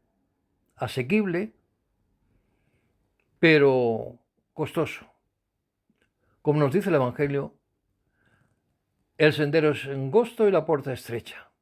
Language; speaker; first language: Spanish; native; Spanish